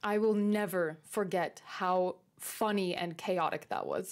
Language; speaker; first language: English; native; English